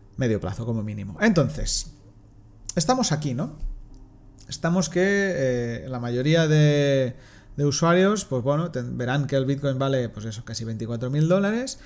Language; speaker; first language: Spanish; non-native, local second language; Catalan